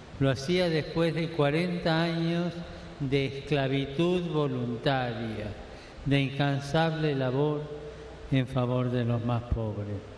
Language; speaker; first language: Spanish; native; Spanish